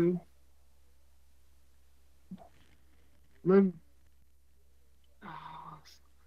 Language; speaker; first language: French; non-native, learner; English